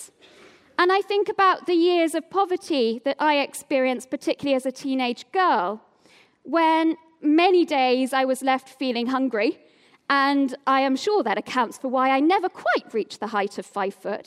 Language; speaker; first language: English; native; English